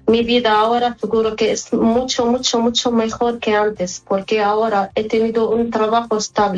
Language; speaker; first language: Spanish; non-native, fluent; Arabic